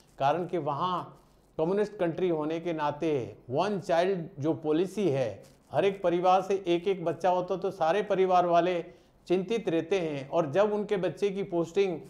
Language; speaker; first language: Hindi; non-native, local second language; Gujarati